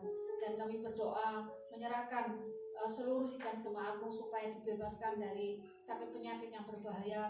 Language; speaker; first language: Indonesian; non-native, local second language; Javanese